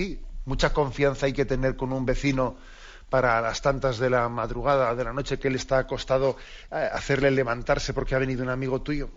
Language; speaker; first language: Spanish; native; Spanish